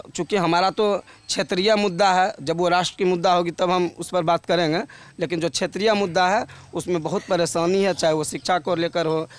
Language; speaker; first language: Hindi; native; Hindi